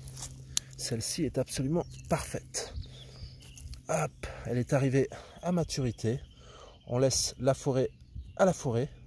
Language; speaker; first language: French; native; French